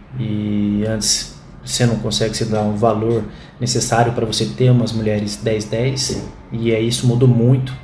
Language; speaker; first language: Portuguese; native; Portuguese